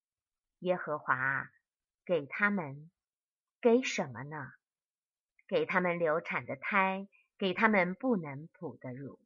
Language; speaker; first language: Chinese; native; Chinese